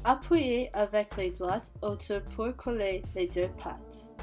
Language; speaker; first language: French; non-native, learner; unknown